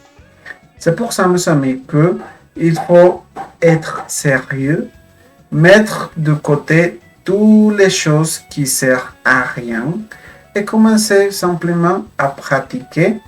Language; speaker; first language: French; non-native, fluent; Spanish